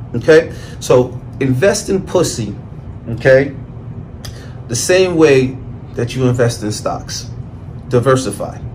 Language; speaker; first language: English; native; English